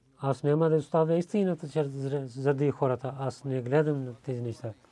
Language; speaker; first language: Bulgarian; non-native, learner; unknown